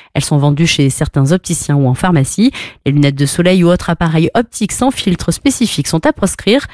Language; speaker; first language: French; native; French